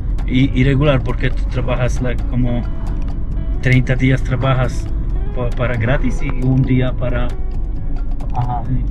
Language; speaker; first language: Spanish; non-native, learner; Polish